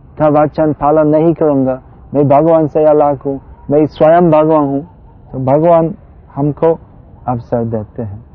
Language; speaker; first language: Hindi; non-native, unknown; English